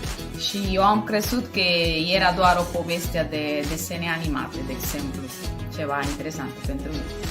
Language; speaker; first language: Romanian; non-native, fluent; Spanish